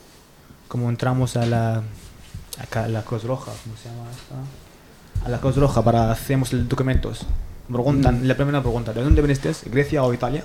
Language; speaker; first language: Spanish; non-native, learner; Arabic